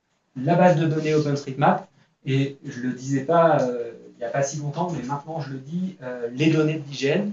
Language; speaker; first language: French; native; French